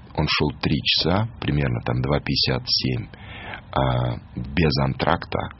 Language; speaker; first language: Russian; native; Russian